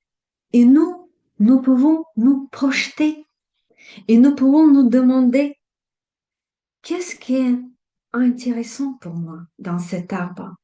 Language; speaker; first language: French; non-native, fluent; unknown